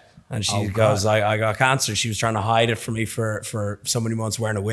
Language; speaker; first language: English; native; English